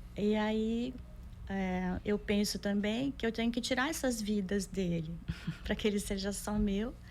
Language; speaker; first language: Portuguese; native; Portuguese